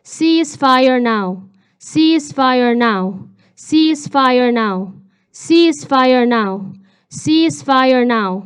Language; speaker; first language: English; early bilingual, other home language; Arabic